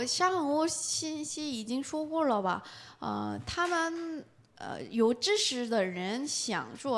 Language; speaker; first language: Chinese; non-native, fluent; Korean